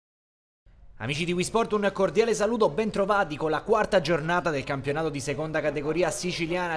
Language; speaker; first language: Italian; native; Italian